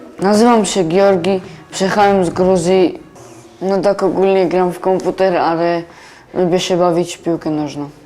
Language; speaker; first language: Polish; early bilingual, other home language; Georgian